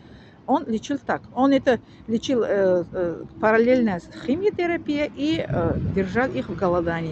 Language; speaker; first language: Russian; non-native, learner; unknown